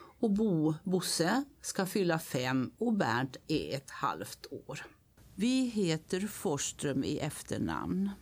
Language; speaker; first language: Swedish; native; Swedish